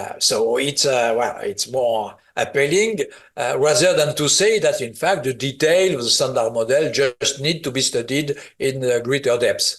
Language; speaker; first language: English; non-native, fluent; French